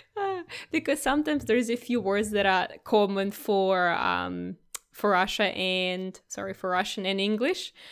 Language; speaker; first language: English; non-native, fluent; Russian